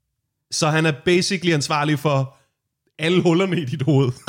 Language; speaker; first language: Danish; native; Danish